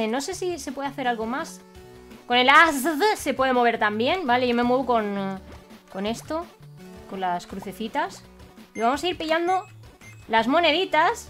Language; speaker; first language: Spanish; native; Spanish